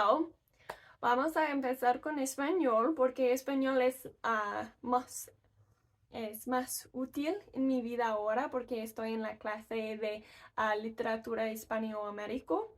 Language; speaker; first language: Spanish; non-native, learner; English